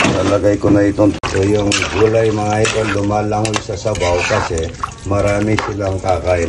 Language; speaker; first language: Filipino; non-native, local second language; Pampanga